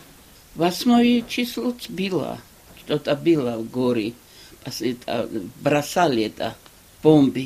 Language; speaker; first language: Russian; non-native, local second language; Georgian